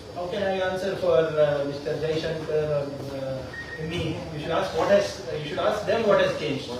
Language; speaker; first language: English; non-native, local second language; Kannada